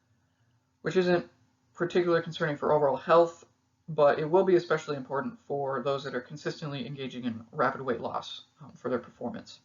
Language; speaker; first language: English; native; English